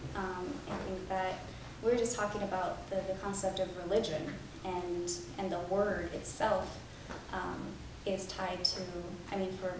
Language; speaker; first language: English; native; English